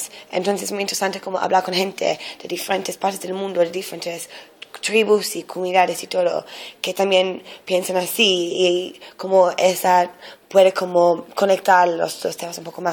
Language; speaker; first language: Spanish; non-native, fluent; English